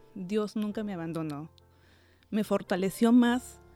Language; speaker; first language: Spanish; native; Spanish